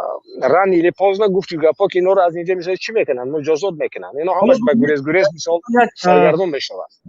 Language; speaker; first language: Persian; native; Persian